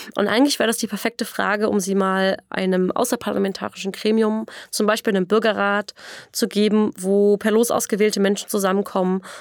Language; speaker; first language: German; native; German